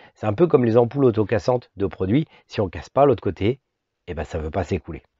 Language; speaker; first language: French; native; French